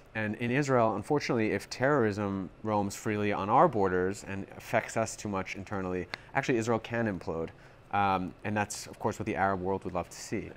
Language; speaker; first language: English; native; English